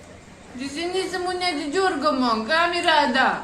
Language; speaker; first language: Indonesian; non-native, learner; Russian